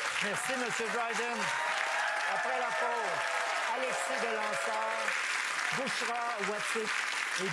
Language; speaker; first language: French; native; French